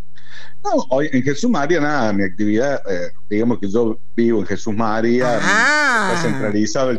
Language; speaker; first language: Spanish; native; Spanish